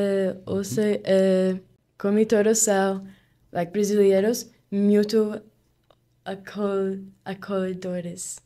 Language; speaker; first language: Portuguese; non-native, learner; English